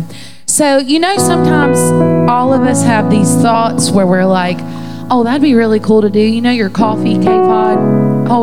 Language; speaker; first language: English; native; English